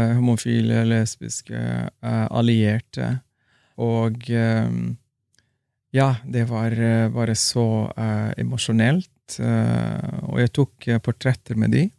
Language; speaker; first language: Norwegian; non-native, fluent; Arabic